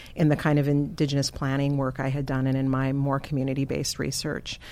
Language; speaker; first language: English; native; English